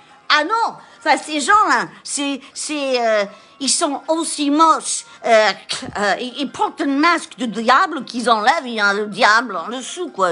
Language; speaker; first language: French; non-native, fluent; English